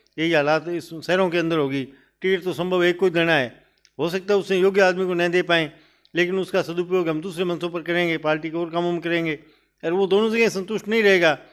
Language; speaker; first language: Hindi; native; Hindi